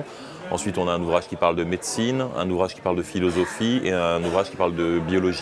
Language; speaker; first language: French; native; French